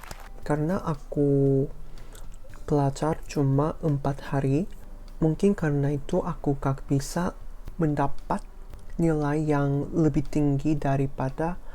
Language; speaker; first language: Indonesian; non-native, fluent; Korean